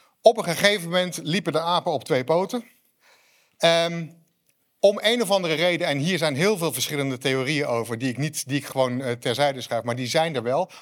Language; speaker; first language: Dutch; native; Dutch